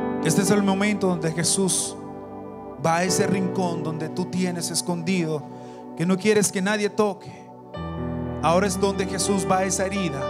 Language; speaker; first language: Spanish; native; Spanish